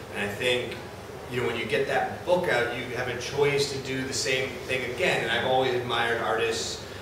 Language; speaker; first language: English; native; English